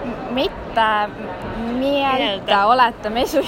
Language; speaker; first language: Finnish; non-native, learner; Estonian